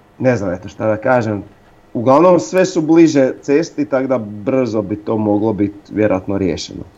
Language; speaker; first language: Croatian; native; Croatian